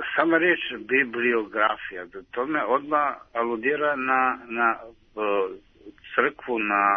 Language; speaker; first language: Serbian; native; Serbian